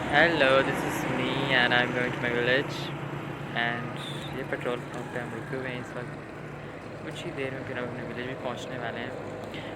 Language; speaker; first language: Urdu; non-native, local second language; Saraiki